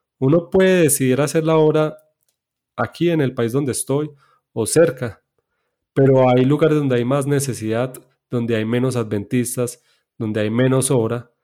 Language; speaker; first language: Spanish; native; Spanish